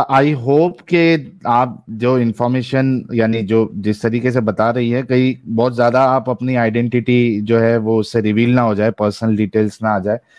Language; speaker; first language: Urdu; native; Urdu